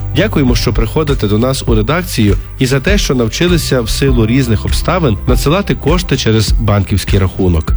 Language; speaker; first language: Ukrainian; native; Ukrainian